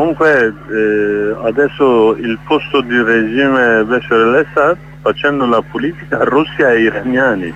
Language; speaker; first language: Italian; non-native, learner; Kurdish